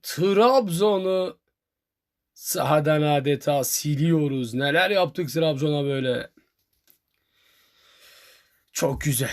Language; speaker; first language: Turkish; native; Turkish